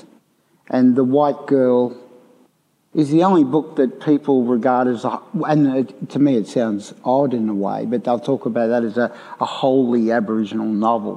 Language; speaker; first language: English; native; English